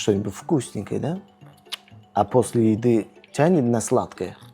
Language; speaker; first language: Russian; non-native, local second language; Tajik